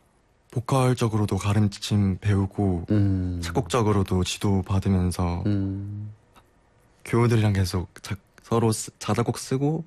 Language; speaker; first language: Korean; native; Korean